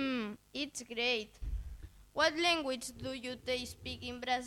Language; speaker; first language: English; non-native, learner; Catalan